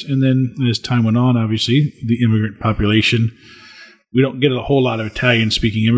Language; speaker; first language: English; native; English